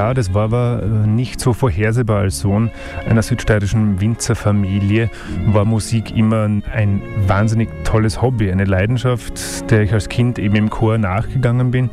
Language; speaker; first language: German; native; German